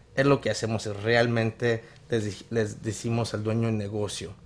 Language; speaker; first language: Spanish; early bilingual, heritage; Spanish